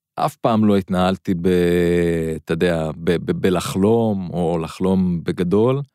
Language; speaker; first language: Hebrew; non-native, local second language; Arabic